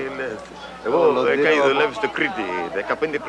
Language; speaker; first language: Greek; non-native, learner; English